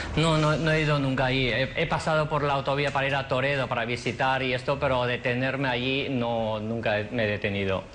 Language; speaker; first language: Spanish; non-native, fluent; Chinese